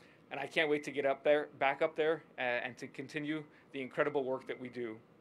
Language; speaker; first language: English; non-native, fluent; Danish